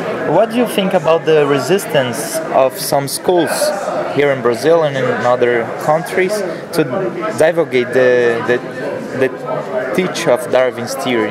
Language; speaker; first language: English; non-native, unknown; Portuguese